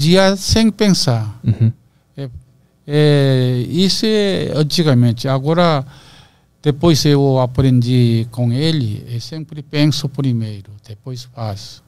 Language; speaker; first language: Portuguese; non-native, learner; Korean